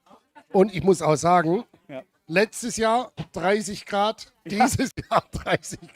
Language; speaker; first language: German; native; German